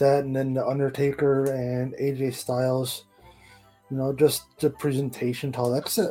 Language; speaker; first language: English; native; English